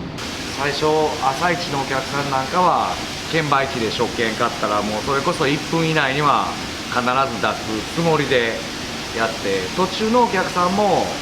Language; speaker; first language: Japanese; native; Japanese